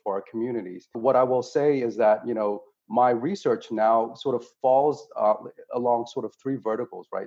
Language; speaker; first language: English; native; English